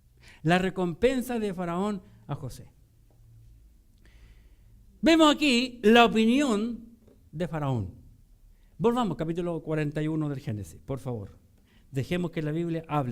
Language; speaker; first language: Spanish; native; Spanish